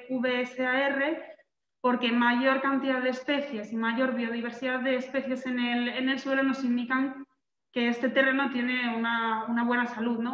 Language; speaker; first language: Spanish; native; Spanish